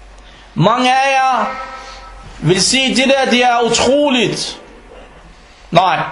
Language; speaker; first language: Danish; non-native, fluent; Arabic